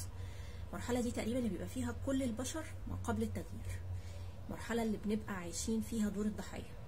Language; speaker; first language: Arabic; native; Arabic